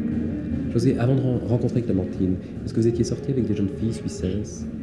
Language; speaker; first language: French; native; French